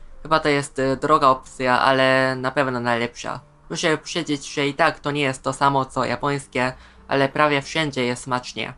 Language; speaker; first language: Polish; non-native, fluent; Japanese